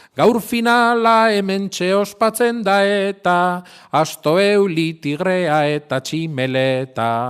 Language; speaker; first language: Basque; non-native, local second language; Spanish